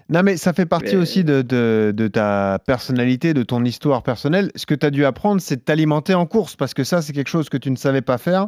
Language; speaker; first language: French; native; French